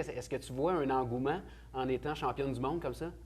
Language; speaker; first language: French; native; French